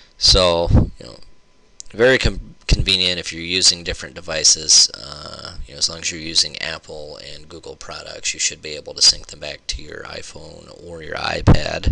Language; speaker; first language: English; native; English